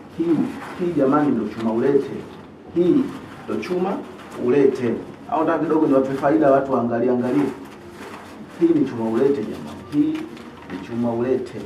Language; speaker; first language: Swahili; native; Swahili